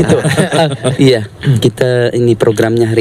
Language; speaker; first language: Indonesian; native; Indonesian